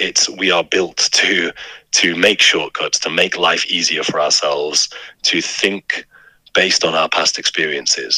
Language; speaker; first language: English; native; English